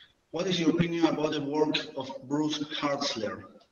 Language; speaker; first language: English; non-native, fluent; Spanish